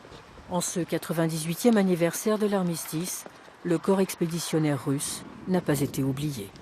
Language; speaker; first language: French; native; French